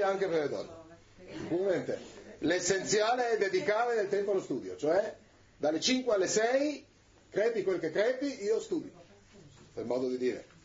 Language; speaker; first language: Italian; native; Italian